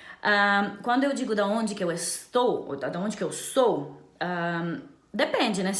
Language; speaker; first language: Portuguese; non-native, fluent; Romanian